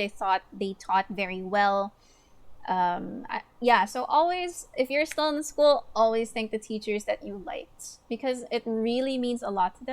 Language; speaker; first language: English; non-native, local second language; Cantonese